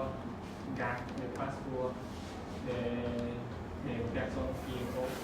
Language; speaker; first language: French; non-native, learner; Khmer